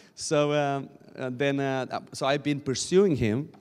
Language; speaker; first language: English; non-native, fluent; Romanian